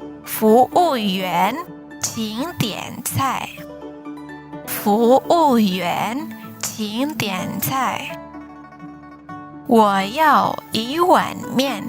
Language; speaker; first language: Chinese; non-native, fluent; Indonesian